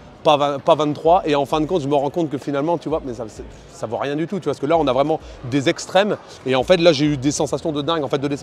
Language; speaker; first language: French; native; French